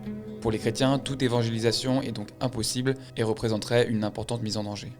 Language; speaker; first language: French; native; French